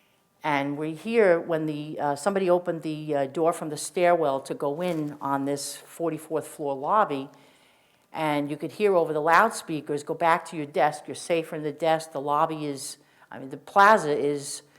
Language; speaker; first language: English; native; English